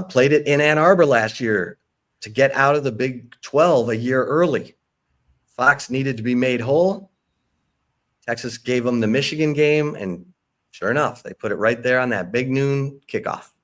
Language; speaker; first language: English; native; English